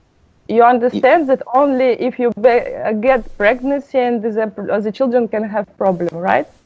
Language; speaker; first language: English; non-native, learner; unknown